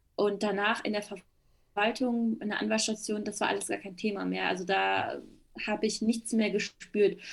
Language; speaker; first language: German; early bilingual, other home language; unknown